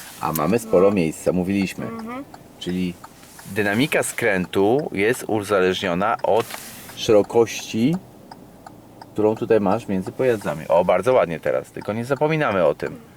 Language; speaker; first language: Polish; native; Polish